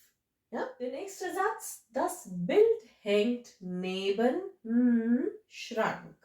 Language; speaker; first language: German; non-native, fluent; English